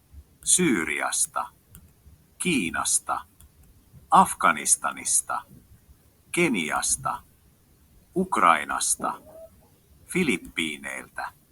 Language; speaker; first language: Finnish; non-native, learner; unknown